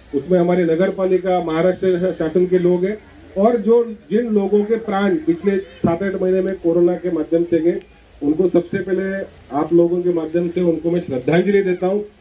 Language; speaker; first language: Hindi; non-native, local second language; Marathi